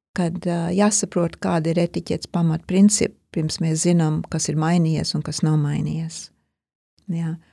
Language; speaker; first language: Latvian; early bilingual, heritage; Latvian